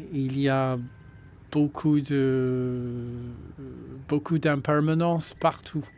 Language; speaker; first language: French; non-native, fluent; English